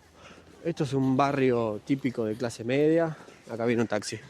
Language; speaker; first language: Spanish; native; Spanish